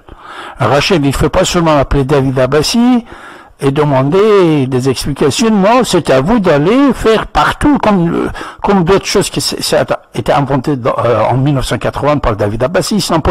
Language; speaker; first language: French; non-native, fluent; Persian